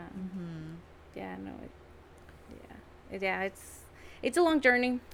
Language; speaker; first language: English; early bilingual, other home language; Spanish